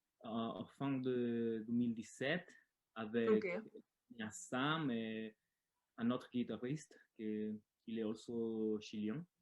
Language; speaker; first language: French; non-native, learner; Spanish